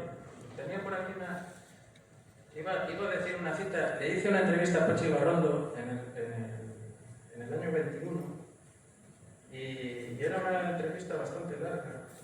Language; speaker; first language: Spanish; native; Spanish